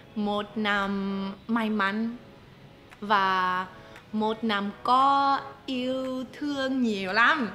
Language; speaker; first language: Vietnamese; non-native, learner; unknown